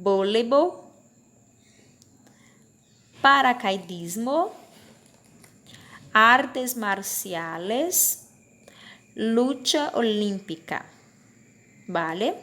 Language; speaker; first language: Spanish; non-native, fluent; Portuguese